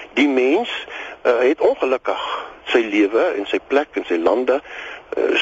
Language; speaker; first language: Afrikaans; native; Afrikaans